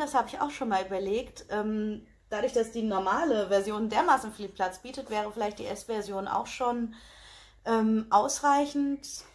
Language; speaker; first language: German; native; German